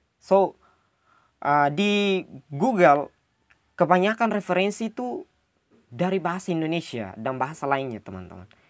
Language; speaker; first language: Indonesian; non-native, local second language; Tetum